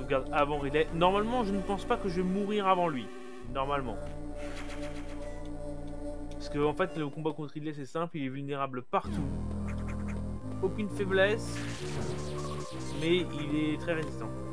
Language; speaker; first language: French; native; French